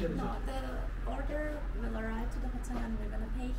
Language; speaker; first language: English; non-native, fluent; Turkish